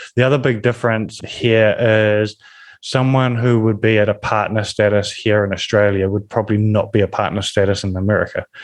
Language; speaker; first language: English; native; English